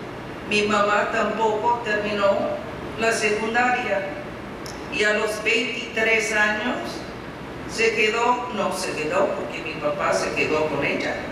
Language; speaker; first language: Spanish; non-native, fluent; English